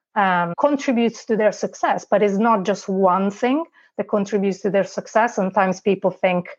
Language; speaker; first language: English; non-native, fluent; Italian